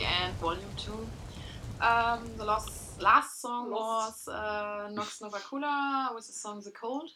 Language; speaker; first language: English; non-native, fluent; German